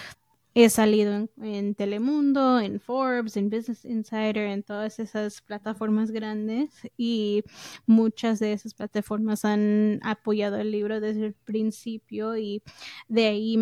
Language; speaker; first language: Spanish; early bilingual, heritage; English